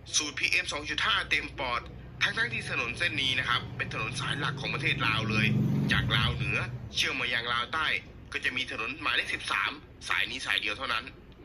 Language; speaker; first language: Thai; native; Thai